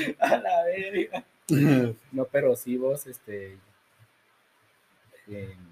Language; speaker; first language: Spanish; native; Spanish